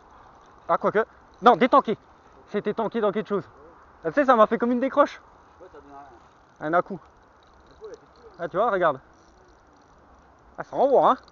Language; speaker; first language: French; native; French